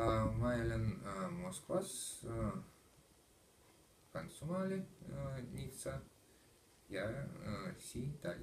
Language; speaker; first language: Estonian; non-native, learner; Russian